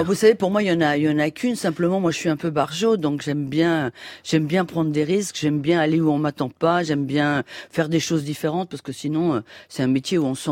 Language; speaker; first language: French; native; French